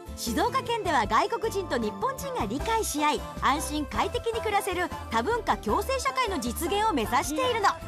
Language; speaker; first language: Japanese; native; Japanese